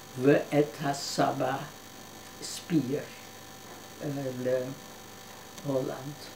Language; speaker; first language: Hebrew; non-native, fluent; Dutch